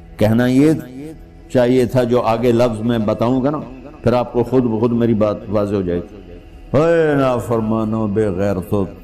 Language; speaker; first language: Urdu; non-native, local second language; Punjabi